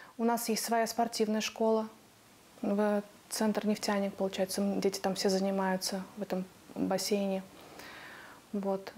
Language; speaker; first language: Russian; native; Russian